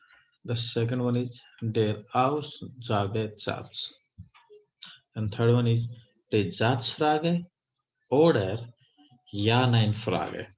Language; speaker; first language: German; non-native, fluent; Hindi